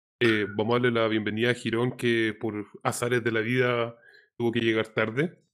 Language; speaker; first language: Spanish; native; Spanish